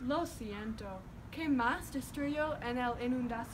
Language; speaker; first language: Spanish; non-native, learner; English